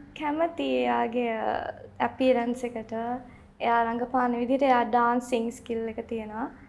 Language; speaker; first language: Sinhala; native; Sinhala